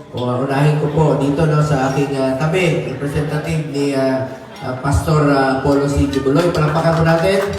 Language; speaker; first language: Filipino; non-native, local second language; Cebuano